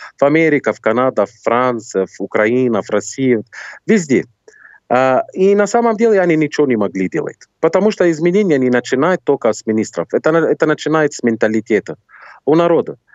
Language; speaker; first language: Russian; non-native, fluent; Arabic